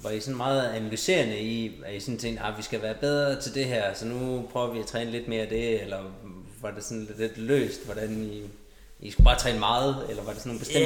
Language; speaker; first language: Danish; native; Danish